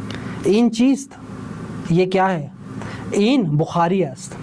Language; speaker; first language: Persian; non-native, fluent; Urdu